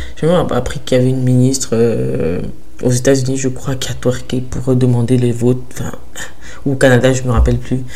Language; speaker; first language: French; early bilingual, other home language; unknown